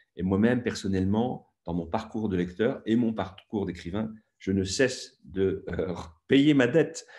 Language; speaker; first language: French; native; French